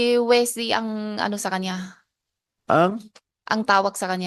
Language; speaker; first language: Filipino; non-native, learner; Chinese